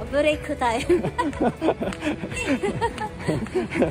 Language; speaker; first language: Japanese; non-native, learner; Filipino